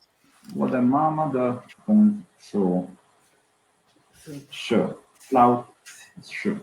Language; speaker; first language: Chinese; non-native, learner; Swedish